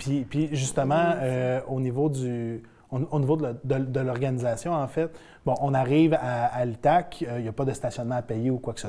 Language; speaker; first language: French; native; French